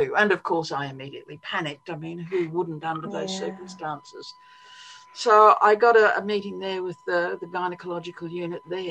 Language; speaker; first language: English; native; English